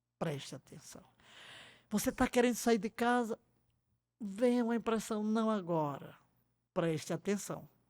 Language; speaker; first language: Portuguese; native; Portuguese